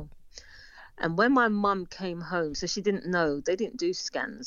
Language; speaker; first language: English; native; English